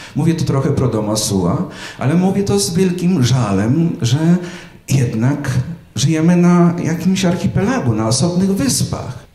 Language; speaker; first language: Polish; native; Polish